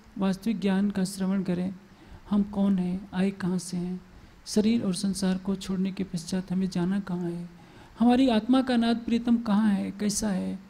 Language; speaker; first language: Hindi; native; Hindi